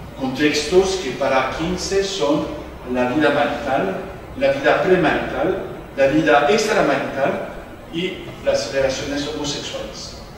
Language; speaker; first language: Spanish; non-native, fluent; French